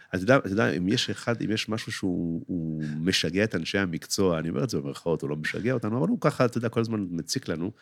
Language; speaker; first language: Hebrew; native; Hebrew